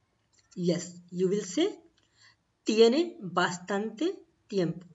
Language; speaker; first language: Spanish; non-native, learner; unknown